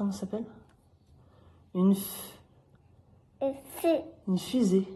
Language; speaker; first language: French; native; French